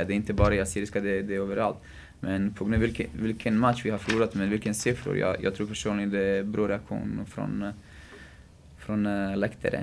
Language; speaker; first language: Swedish; non-native, fluent; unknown